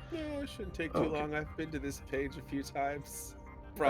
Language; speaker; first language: English; native; English